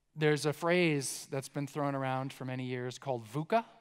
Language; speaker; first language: English; native; English